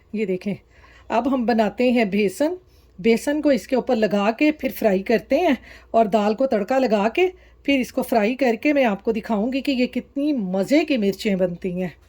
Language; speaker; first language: Urdu; non-native, local second language; Punjabi